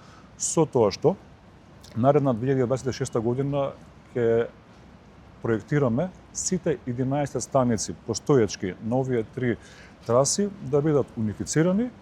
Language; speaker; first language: Macedonian; native; Macedonian